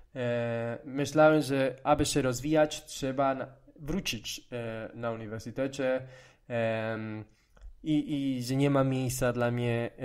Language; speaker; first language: Polish; non-native, fluent; Spanish